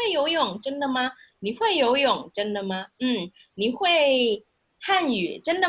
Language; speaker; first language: Chinese; non-native, fluent; Indonesian